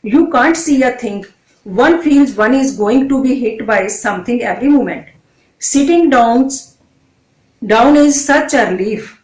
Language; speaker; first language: English; non-native, local second language; Punjabi